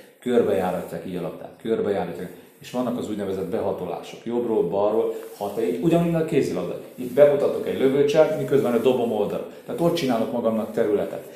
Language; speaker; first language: Hungarian; native; Hungarian